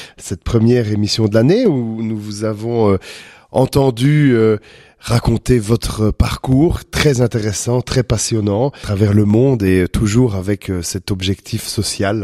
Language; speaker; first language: French; native; French